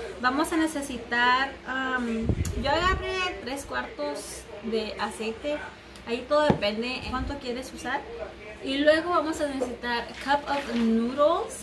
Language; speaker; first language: Spanish; early bilingual, heritage; Spanish